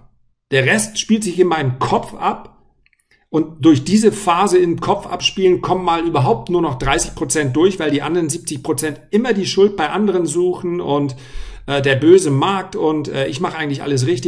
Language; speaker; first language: German; native; German